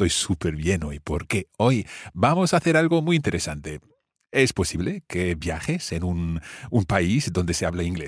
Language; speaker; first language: Spanish; non-native, fluent; English